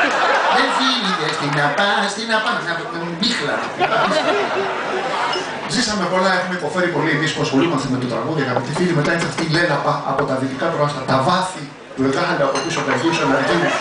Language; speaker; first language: Greek; native; Greek